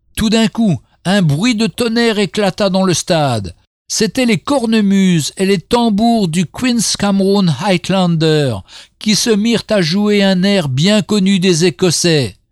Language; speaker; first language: French; native; French